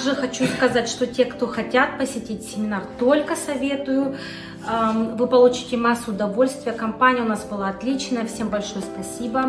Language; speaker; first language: Russian; native; Russian